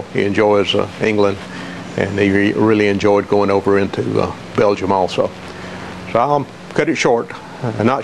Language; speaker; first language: English; native; English